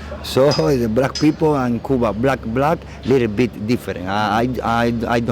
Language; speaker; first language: English; non-native, learner; Spanish